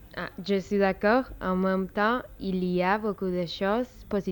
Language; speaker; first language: French; non-native, learner; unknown